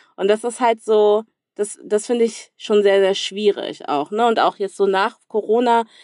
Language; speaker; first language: German; native; German